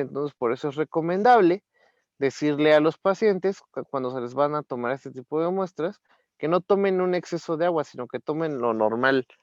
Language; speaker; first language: Spanish; native; Spanish